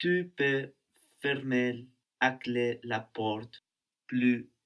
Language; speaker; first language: French; non-native, learner; Spanish